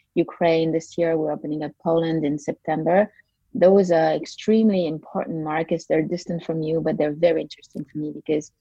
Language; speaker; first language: English; non-native, fluent; French